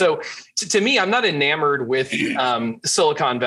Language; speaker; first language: English; native; English